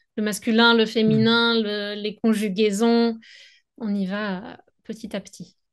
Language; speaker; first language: French; native; French